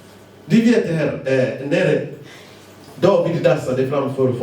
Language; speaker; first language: Swedish; non-native, fluent; Lingala